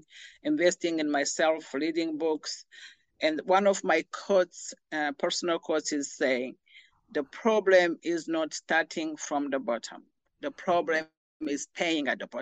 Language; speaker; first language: English; non-native, local second language; Kinyarwanda